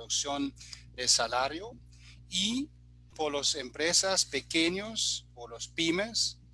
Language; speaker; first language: Spanish; non-native, fluent; German